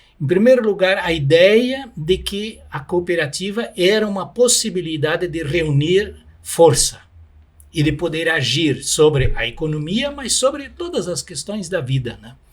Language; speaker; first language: Portuguese; non-native, local second language; German